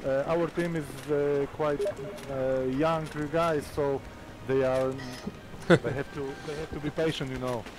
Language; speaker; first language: English; non-native, learner; Polish